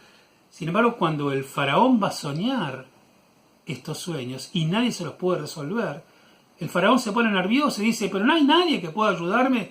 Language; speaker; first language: Spanish; native; Spanish